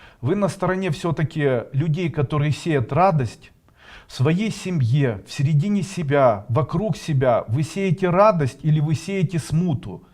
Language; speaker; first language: Russian; native; Russian